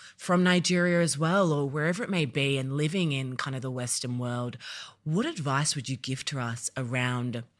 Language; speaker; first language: English; early bilingual, other home language; Yoruba